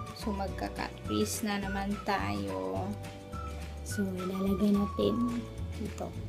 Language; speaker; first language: Filipino; non-native, local second language; Cebuano